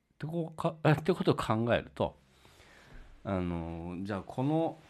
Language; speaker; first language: Japanese; native; Japanese